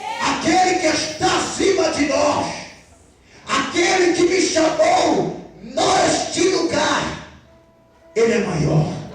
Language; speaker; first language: Portuguese; non-native, fluent; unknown